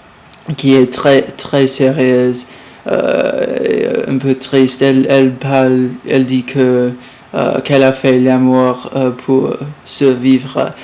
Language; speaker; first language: French; non-native, learner; English